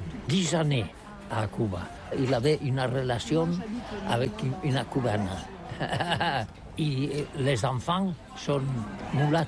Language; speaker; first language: French; non-native, learner; Catalan